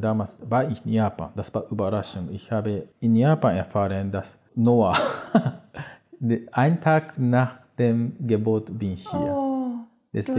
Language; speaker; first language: German; non-native, learner; Japanese